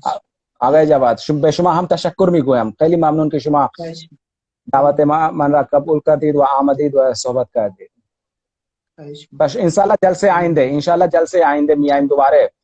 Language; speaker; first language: Persian; non-native, learner; Hindi